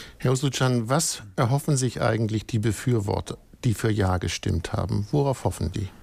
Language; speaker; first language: German; native; German